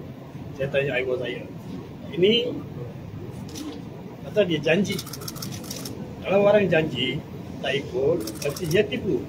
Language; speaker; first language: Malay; non-native, local second language; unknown